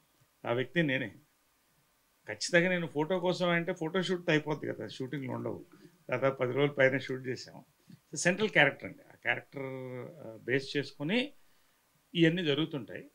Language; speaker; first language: Telugu; native; Telugu